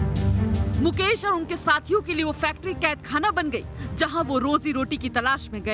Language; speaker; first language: Hindi; native; Hindi